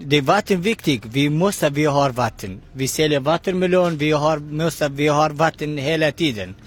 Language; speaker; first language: Swedish; non-native, learner; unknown